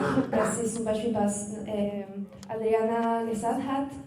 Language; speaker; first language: German; non-native, learner; Spanish